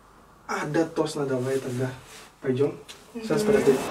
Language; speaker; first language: Russian; non-native, learner; Indonesian